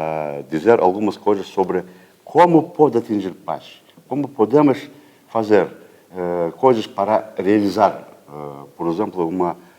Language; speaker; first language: Portuguese; non-native, fluent; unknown